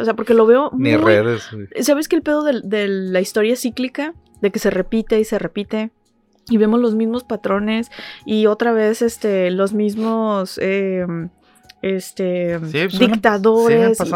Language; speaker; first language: Spanish; native; Spanish